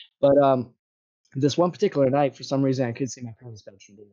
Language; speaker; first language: English; native; English